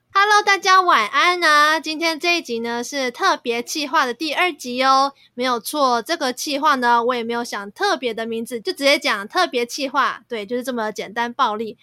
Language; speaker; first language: Chinese; native; Chinese